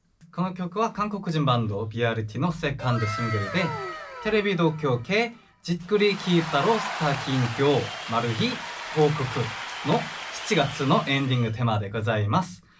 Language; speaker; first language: Japanese; non-native, fluent; Korean